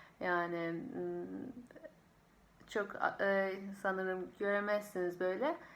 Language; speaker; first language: Turkish; non-native, fluent; Persian